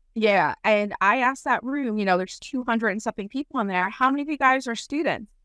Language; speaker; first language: English; native; English